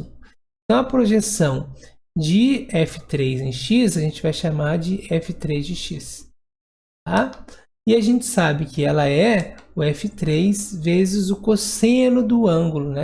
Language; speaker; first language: Portuguese; native; Portuguese